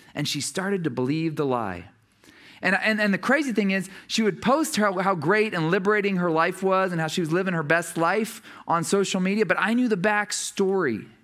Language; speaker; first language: English; native; English